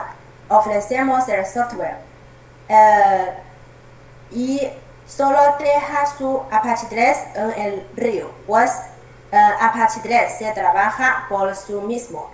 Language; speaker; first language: Spanish; non-native, learner; Chinese